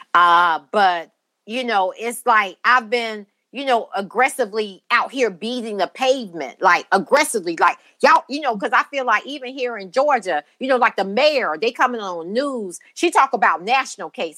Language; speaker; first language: English; native; English